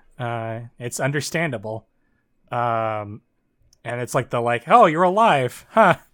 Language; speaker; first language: English; native; English